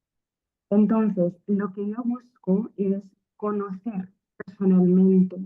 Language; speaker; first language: Spanish; non-native, fluent; Akan